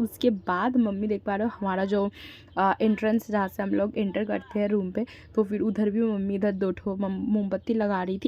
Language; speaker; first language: Hindi; non-native, local second language; Bangla